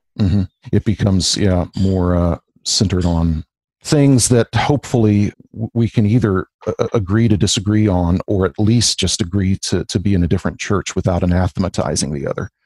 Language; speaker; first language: English; native; English